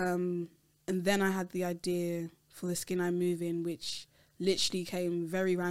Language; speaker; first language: English; native; English